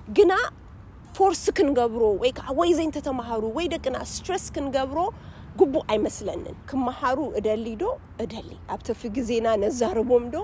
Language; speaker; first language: Tigrinya; early bilingual, heritage; Tigrinya